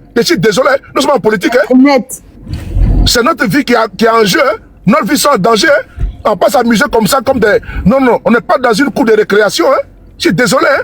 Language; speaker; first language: French; native; French